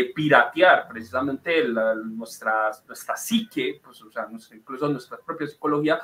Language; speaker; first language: French; non-native, learner; Spanish